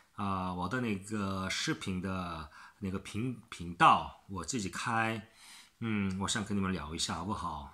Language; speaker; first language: Chinese; non-native, learner; Korean